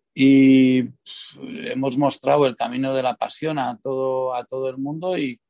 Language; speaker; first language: Spanish; native; Spanish